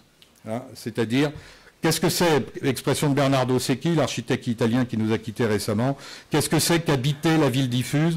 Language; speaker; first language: French; native; French